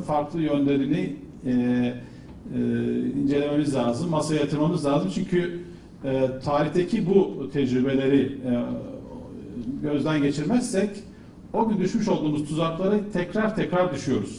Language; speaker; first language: Turkish; native; Turkish